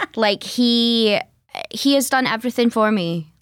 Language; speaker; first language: English; native; English